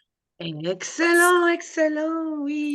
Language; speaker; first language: French; non-native, fluent; English